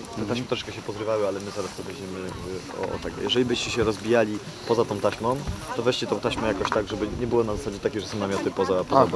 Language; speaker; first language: Polish; native; Polish